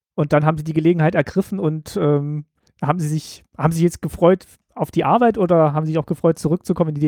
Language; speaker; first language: German; native; German